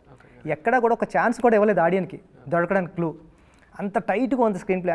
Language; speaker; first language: Telugu; native; Telugu